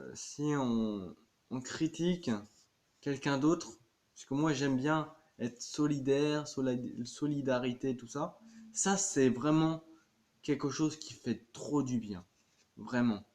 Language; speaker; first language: French; native; French